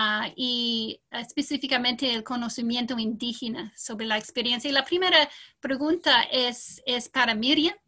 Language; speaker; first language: Spanish; non-native, fluent; English